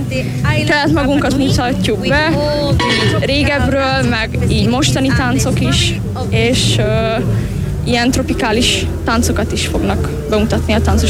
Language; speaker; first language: Hungarian; non-native, fluent; Spanish